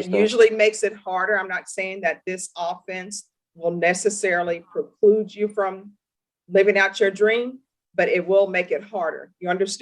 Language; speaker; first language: English; native; English